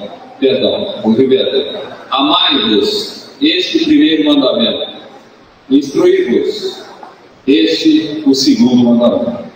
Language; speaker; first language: Portuguese; native; Portuguese